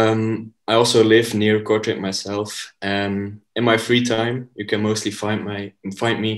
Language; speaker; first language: English; non-native, fluent; Dutch